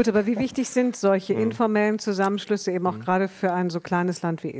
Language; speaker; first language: German; native; German